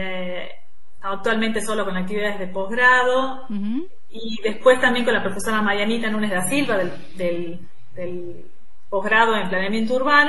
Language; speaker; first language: Spanish; native; Spanish